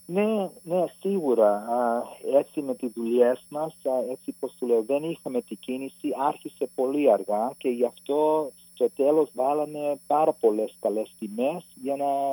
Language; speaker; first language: Greek; early bilingual, heritage; Greek